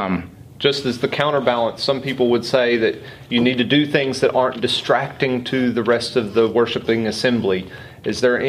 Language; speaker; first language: English; native; English